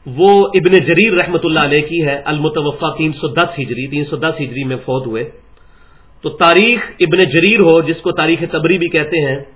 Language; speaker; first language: Urdu; non-native, local second language; Punjabi